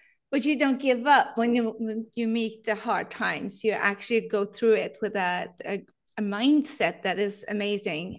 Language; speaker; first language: English; non-native, fluent; Norwegian